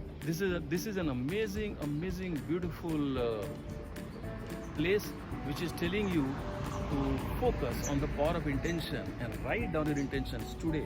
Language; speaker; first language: English; non-native, local second language; Hindi